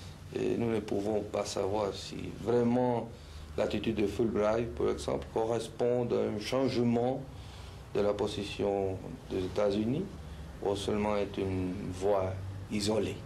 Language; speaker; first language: French; non-native, fluent; Spanish